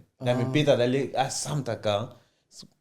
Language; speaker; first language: Bulgarian; non-native, learner; Portuguese